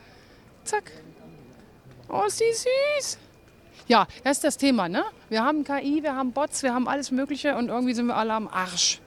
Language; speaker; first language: German; native; German